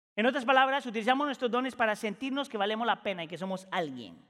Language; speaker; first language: Spanish; native; Spanish